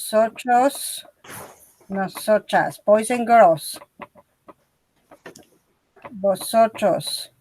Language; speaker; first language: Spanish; non-native, fluent; English